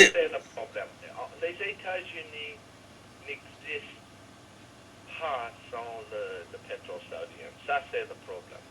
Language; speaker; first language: French; non-native, learner; English